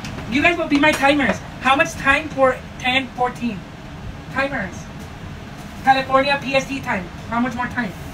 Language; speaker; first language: English; early bilingual, other home language; Spanish